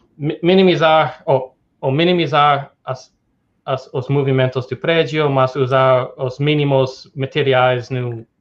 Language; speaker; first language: Portuguese; non-native, fluent; English